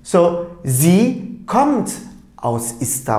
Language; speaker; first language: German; non-native, fluent; Turkish